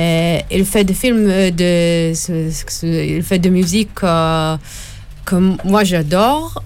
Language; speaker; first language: French; non-native, learner; Hebrew